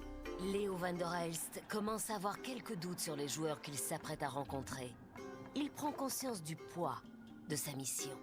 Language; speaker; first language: French; native; French